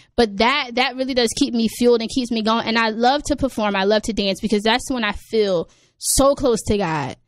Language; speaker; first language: English; native; English